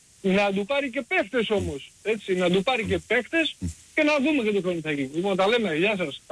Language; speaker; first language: Greek; early bilingual, heritage; Greek